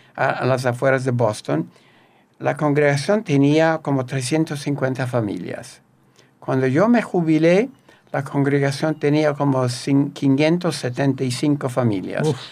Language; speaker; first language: Spanish; non-native, fluent; Turkish